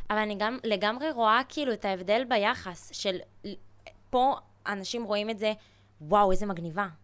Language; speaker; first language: Hebrew; early bilingual, other home language; Russian